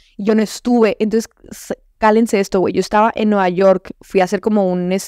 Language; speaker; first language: Spanish; native; Spanish